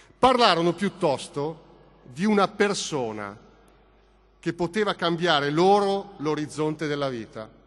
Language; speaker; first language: Italian; native; Italian